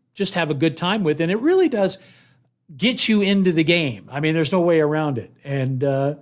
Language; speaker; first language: English; native; English